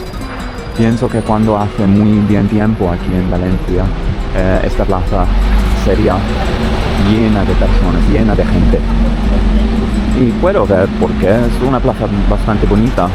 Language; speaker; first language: Spanish; non-native, learner; English